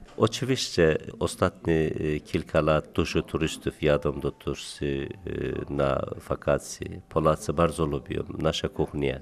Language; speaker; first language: Polish; non-native, learner; Turkish